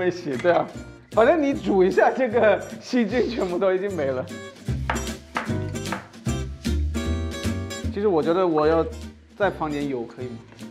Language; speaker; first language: Chinese; non-native, fluent; German